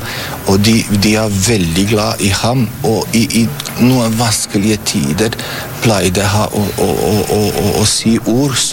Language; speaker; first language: Norwegian; non-native, fluent; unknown